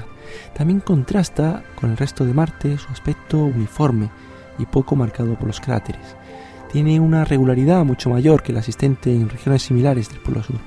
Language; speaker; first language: Spanish; native; Spanish